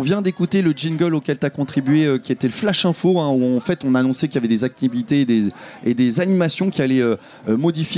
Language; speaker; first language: French; native; French